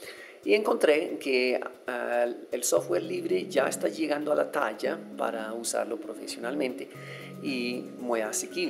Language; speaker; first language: Spanish; non-native, fluent; English